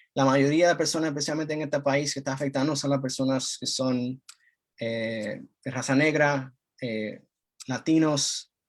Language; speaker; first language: Spanish; early bilingual, heritage; Spanish